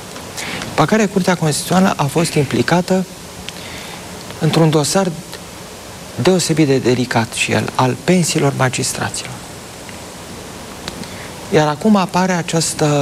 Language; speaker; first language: Romanian; native; Romanian